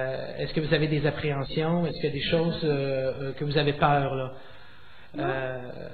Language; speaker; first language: French; native; French